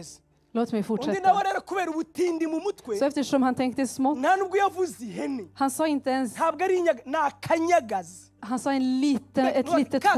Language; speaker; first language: Swedish; early bilingual, other home language; Kinyarwanda